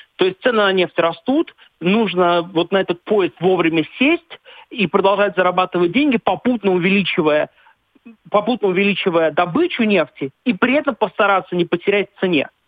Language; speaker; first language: Russian; native; Russian